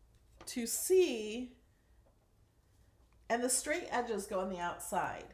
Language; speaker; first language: English; native; English